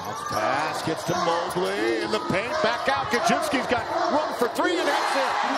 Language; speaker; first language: English; native; English